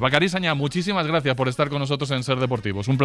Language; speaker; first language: Spanish; native; Spanish